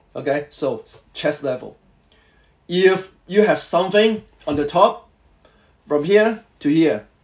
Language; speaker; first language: English; non-native, local second language; Cantonese